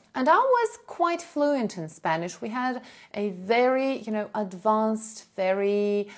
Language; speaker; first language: English; non-native, fluent; Russian